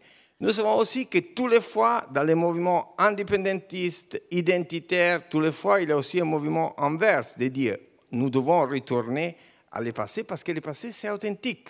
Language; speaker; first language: French; non-native, learner; Italian